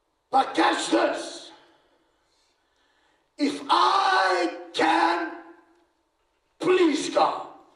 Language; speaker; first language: English; non-native, local second language; Afrikaans